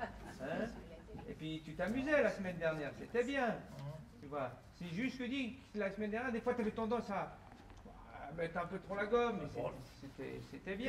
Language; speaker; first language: French; native; French